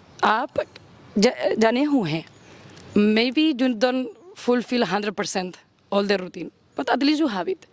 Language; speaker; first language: Hindi; non-native, learner; Spanish